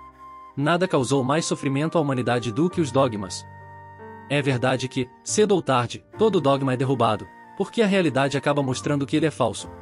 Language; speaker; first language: Portuguese; native; Portuguese